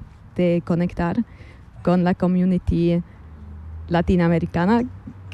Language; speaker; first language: Spanish; non-native, fluent; German